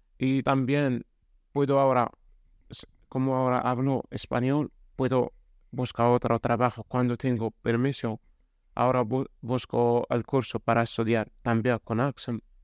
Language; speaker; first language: Spanish; non-native, learner; Arabic